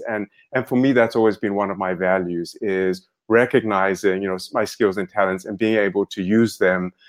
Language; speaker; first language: English; native; English